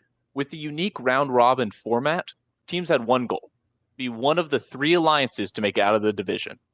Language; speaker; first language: English; native; English